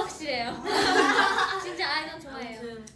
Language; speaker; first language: Korean; non-native, fluent; Japanese